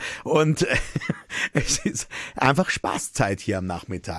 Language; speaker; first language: German; native; German